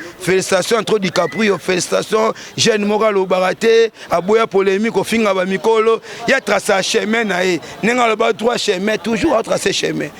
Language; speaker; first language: Lingala; native; Lingala